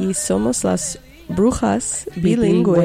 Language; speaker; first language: Spanish; non-native, learner; English